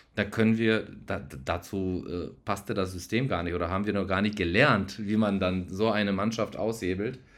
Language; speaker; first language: German; non-native, fluent; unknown